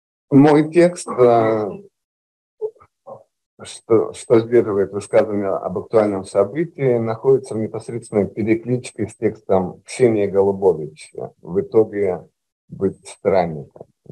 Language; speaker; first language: Russian; native; Russian